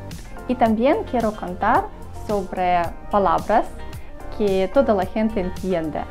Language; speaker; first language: Spanish; non-native, learner; Russian